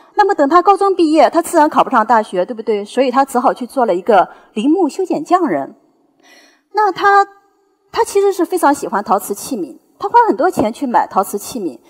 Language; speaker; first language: Chinese; native; Chinese